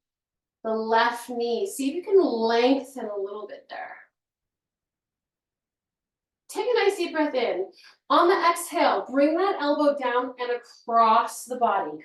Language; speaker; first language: English; native; English